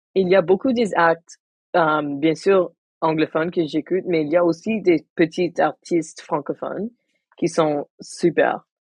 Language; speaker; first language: French; non-native, local second language; Tamil